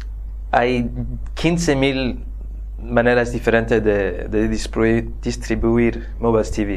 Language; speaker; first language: Spanish; non-native, fluent; French